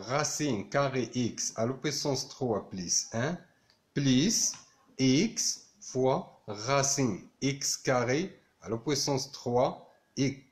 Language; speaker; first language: French; non-native, local second language; Arabic